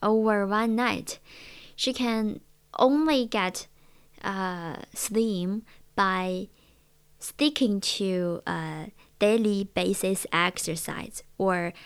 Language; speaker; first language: English; non-native, learner; Chinese